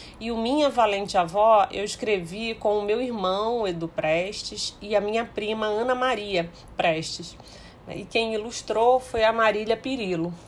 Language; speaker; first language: Portuguese; early bilingual, heritage; Portuguese